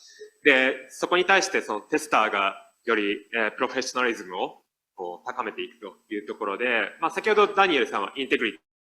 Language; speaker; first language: Japanese; native; Japanese